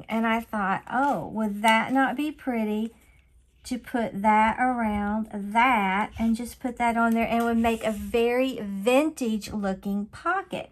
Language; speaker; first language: English; native; English